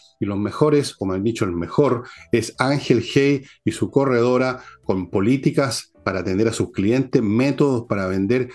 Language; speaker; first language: Spanish; native; Spanish